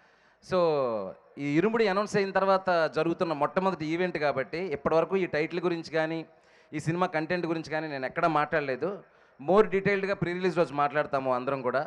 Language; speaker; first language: Telugu; native; Telugu